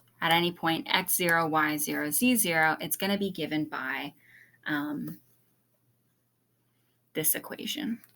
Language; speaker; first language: English; native; English